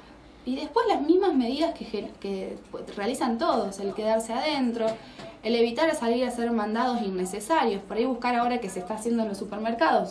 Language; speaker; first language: Spanish; native; Spanish